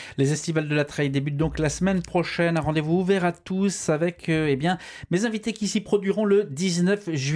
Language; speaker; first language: French; native; French